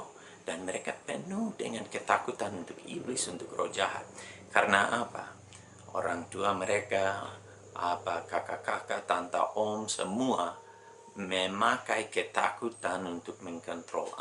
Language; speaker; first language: Indonesian; non-native, fluent; English